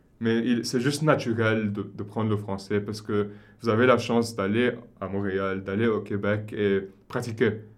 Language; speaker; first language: French; non-native, local second language; Arabic